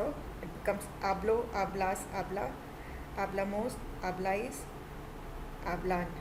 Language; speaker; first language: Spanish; non-native, fluent; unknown